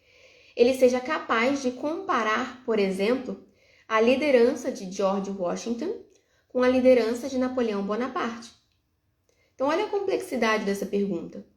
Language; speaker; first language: Portuguese; native; Portuguese